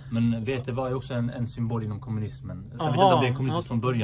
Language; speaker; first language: Swedish; native; Swedish